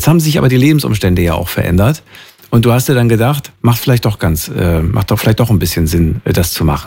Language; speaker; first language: German; native; German